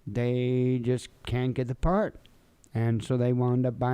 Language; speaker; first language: English; native; English